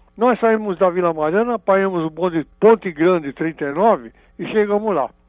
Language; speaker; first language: Portuguese; native; Portuguese